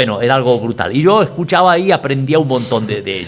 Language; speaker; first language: Spanish; native; Spanish